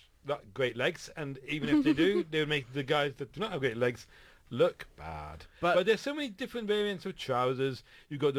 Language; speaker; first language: English; native; English